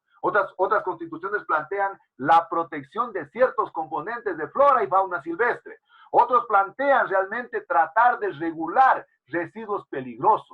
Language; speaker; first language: Spanish; native; Spanish